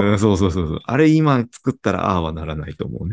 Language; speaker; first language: Japanese; native; Japanese